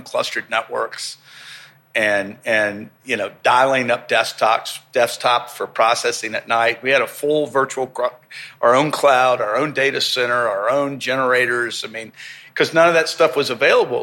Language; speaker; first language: English; native; English